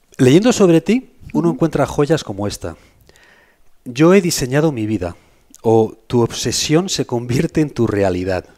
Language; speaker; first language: Spanish; native; Spanish